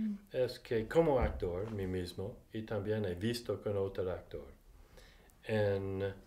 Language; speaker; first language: Spanish; non-native, fluent; English